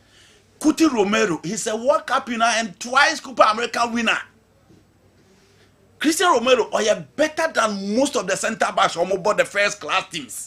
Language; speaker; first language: English; non-native, local second language; Akan